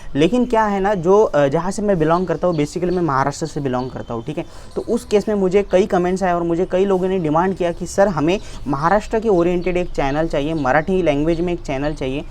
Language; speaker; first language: Hindi; non-native, local second language; Marathi